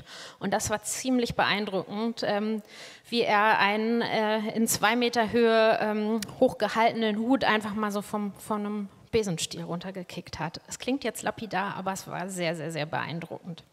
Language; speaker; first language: German; native; German